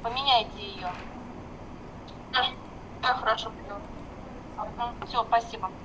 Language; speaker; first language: Russian; native; Russian